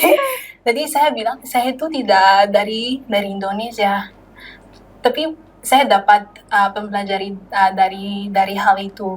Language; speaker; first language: Indonesian; non-native, learner; Malagasy